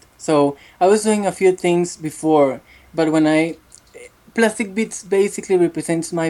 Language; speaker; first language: English; non-native, fluent; Spanish